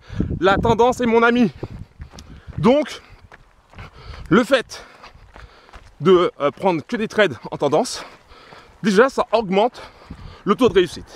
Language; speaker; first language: French; native; French